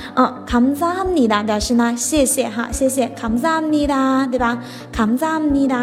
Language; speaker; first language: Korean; non-native, fluent; Chinese